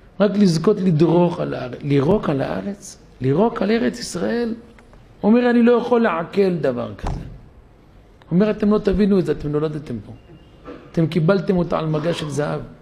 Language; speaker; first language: Hebrew; native; Hebrew